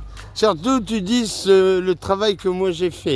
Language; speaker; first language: French; native; French